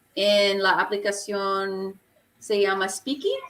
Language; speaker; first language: Spanish; non-native, learner; English